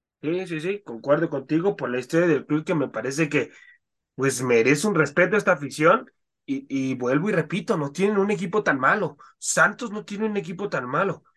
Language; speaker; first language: Spanish; native; Spanish